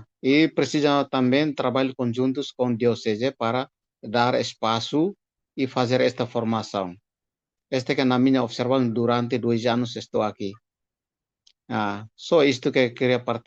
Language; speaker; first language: Portuguese; non-native, fluent; Tetum